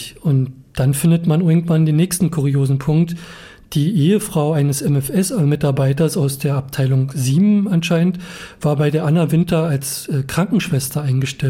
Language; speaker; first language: German; native; German